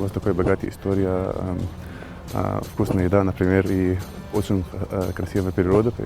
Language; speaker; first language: Russian; non-native, learner; Arabic